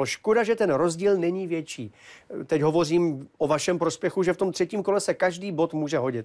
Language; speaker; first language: Czech; native; Czech